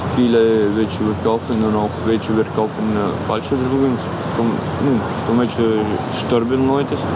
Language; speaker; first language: German; non-native, learner; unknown